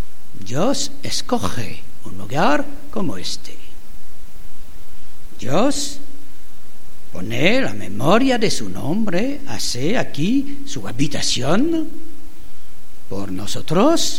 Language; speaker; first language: Spanish; non-native, learner; French